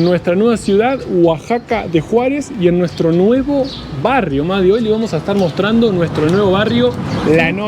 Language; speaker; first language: Spanish; native; Spanish